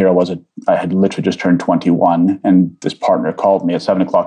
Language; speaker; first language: English; native; English